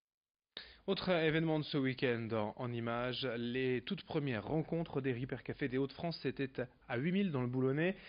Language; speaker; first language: French; native; French